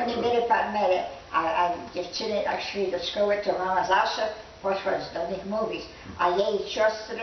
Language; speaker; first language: Polish; early bilingual, heritage; Polish